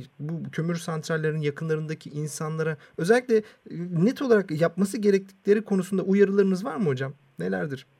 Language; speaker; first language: Turkish; native; Turkish